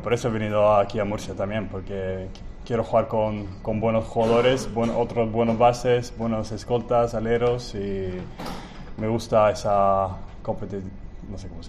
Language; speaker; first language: Spanish; non-native, fluent; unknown